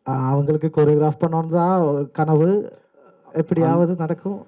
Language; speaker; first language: Tamil; non-native, fluent; Malayalam